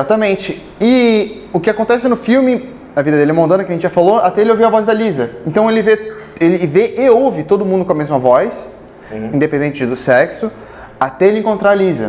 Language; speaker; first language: Portuguese; native; Portuguese